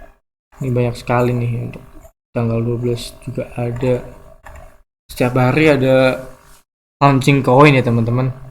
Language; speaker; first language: Indonesian; native; Indonesian